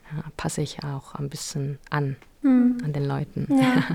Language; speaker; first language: German; non-native, fluent; Korean